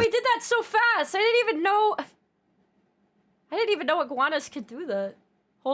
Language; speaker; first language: English; native; English